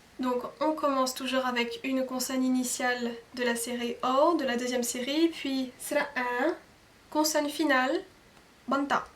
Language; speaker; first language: French; native; French